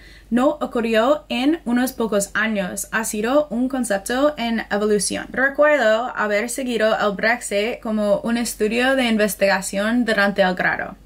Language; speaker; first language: Spanish; non-native, fluent; English